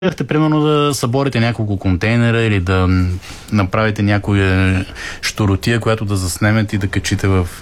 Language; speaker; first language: Bulgarian; native; Bulgarian